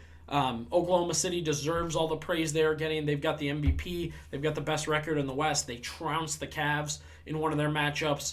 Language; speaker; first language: English; native; English